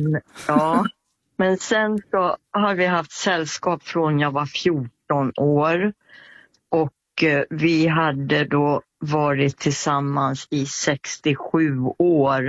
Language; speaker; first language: Swedish; native; Swedish